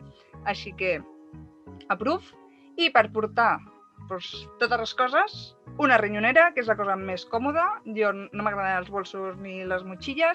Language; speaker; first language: Catalan; native; Catalan